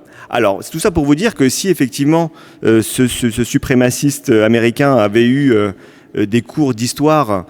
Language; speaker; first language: French; native; French